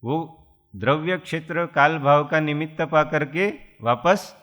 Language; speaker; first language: Hindi; non-native, local second language; Gujarati